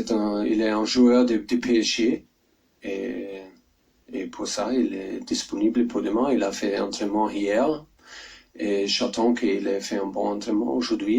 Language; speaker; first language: French; non-native, learner; German